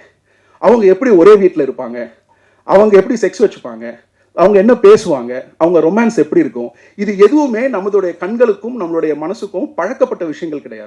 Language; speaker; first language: Tamil; native; Tamil